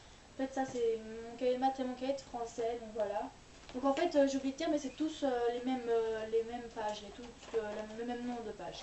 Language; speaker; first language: French; native; French